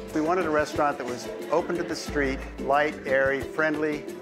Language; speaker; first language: English; native; English